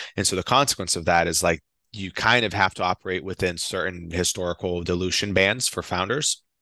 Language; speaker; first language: English; non-native, fluent; Portuguese